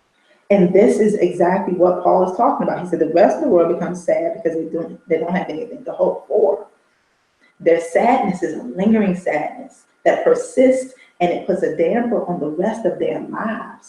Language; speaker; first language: English; native; English